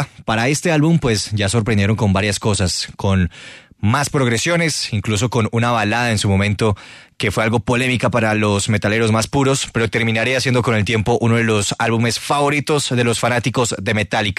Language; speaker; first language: Spanish; native; Spanish